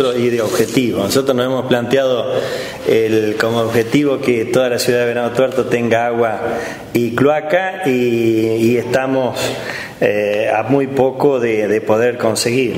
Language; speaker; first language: Spanish; native; Spanish